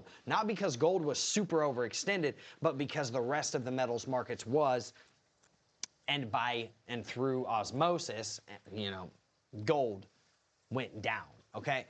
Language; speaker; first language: English; native; English